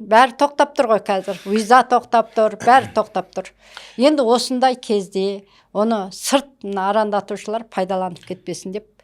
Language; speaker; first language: Kazakh; early bilingual, heritage; Kazakh